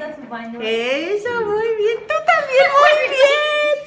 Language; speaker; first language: Spanish; native; Spanish